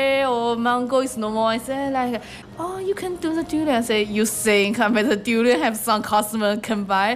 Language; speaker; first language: English; non-native, learner; Chinese